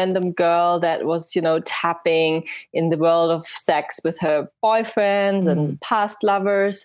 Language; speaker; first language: English; non-native, fluent; German